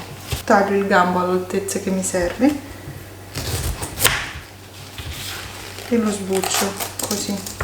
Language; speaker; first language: Italian; native; Italian